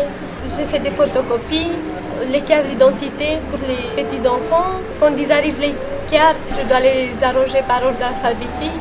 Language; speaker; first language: French; early bilingual, other home language; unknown